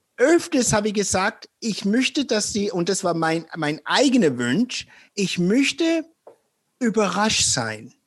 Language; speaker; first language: German; non-native, fluent; English